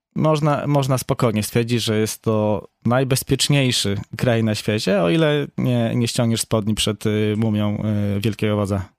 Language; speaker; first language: Polish; native; Polish